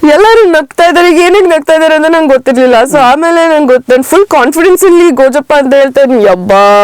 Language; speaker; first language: Kannada; non-native, learner; English